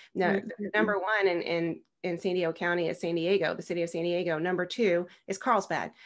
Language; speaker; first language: English; native; English